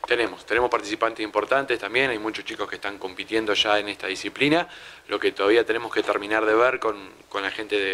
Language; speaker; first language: Spanish; native; Spanish